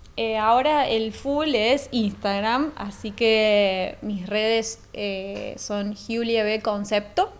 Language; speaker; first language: Spanish; native; Spanish